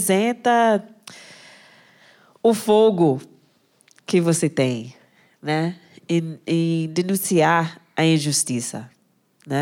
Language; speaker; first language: Portuguese; non-native, fluent; English